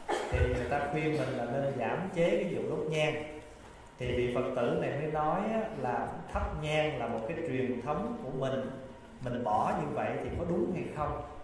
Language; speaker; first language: Vietnamese; early bilingual, heritage; Vietnamese